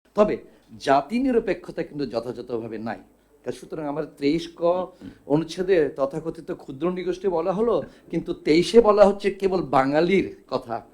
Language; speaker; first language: Bangla; non-native, local second language; Chakma